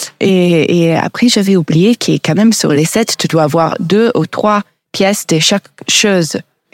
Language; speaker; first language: French; non-native, learner; Italian